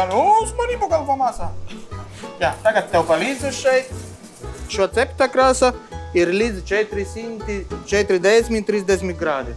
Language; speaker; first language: Latvian; non-native, learner; Italian